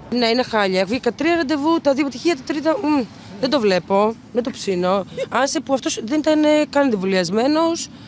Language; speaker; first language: Greek; native; Greek